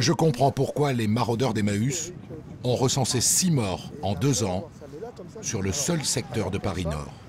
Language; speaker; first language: French; native; French